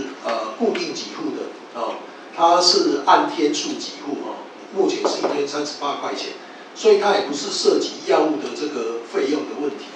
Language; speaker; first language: Chinese; native; Chinese